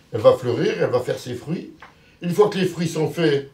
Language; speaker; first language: French; native; French